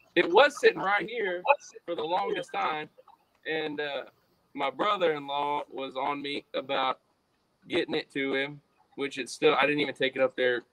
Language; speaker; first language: English; native; English